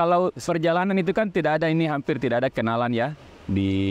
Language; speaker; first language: Indonesian; native; Indonesian